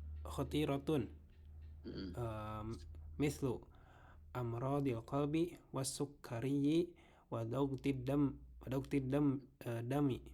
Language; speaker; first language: Arabic; non-native, learner; Indonesian